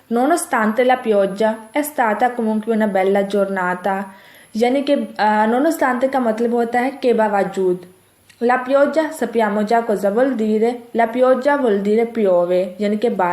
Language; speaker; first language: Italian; non-native, fluent; Urdu